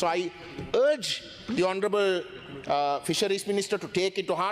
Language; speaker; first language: English; non-native, local second language; Tamil